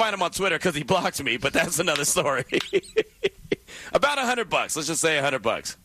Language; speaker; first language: English; native; English